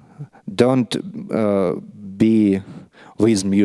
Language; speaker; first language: English; non-native, learner; Russian